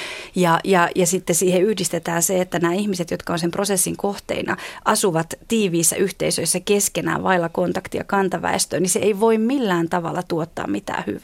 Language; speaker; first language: Finnish; native; Finnish